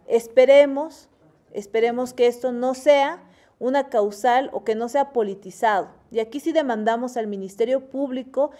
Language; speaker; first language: Spanish; native; Spanish